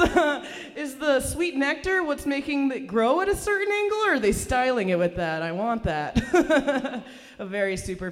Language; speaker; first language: English; early bilingual, other home language; Persian